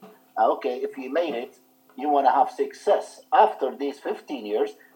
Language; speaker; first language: English; non-native, fluent; Arabic